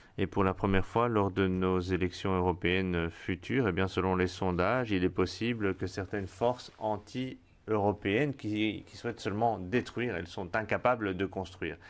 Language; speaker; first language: French; non-native, fluent; Spanish